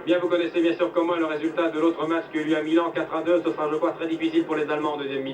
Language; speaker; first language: French; native; French